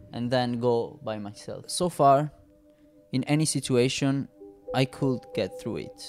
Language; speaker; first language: English; non-native, fluent; Italian